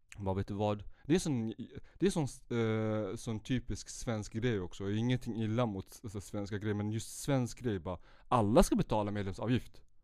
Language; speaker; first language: Swedish; early bilingual, other home language; Central Kurdish